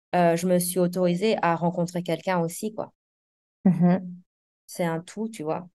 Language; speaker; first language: French; native; French